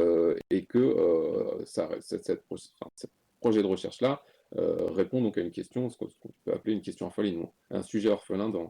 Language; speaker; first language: French; native; French